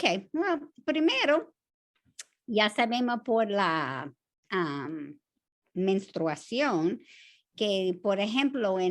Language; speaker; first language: Spanish; non-native, fluent; English